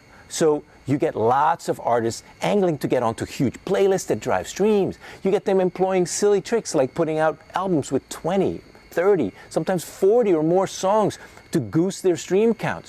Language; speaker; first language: English; native; English